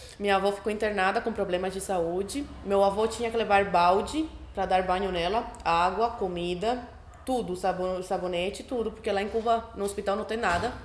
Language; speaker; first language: Portuguese; early bilingual, other home language; Spanish